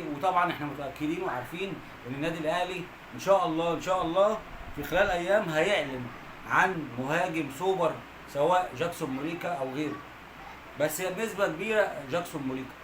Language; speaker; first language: Arabic; native; Arabic